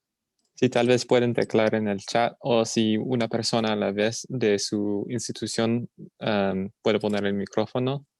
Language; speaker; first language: Spanish; non-native, fluent; English